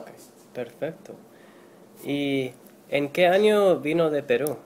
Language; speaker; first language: Spanish; non-native, learner; English